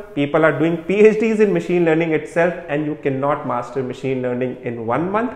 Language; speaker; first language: English; non-native, local second language; Hindi